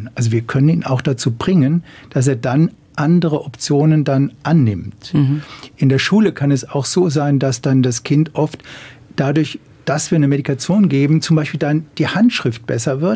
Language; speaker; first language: German; native; German